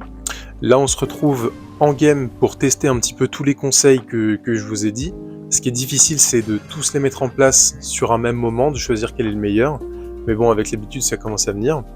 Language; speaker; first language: French; native; French